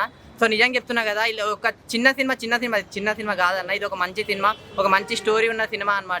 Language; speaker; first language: Telugu; native; Telugu